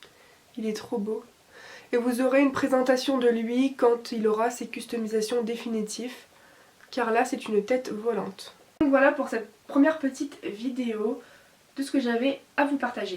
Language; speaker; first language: French; native; French